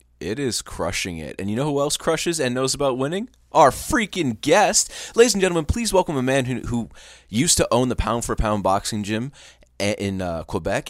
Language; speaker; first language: English; native; English